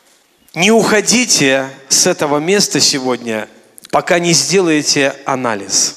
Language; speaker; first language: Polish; non-native, learner; Russian